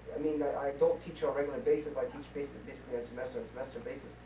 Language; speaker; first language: English; non-native, fluent; Arabic